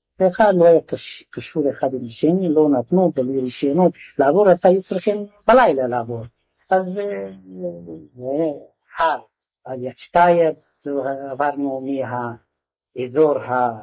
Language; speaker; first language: Hebrew; non-native, fluent; Hungarian